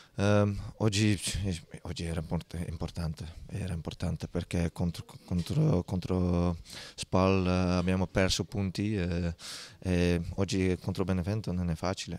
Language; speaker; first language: Italian; non-native, learner; Dutch